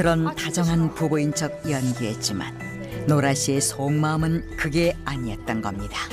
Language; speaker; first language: Korean; native; Korean